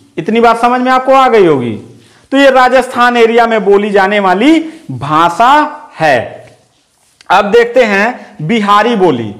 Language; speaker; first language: Hindi; native; Hindi